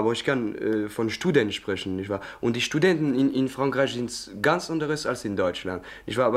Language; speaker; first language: German; non-native, learner; French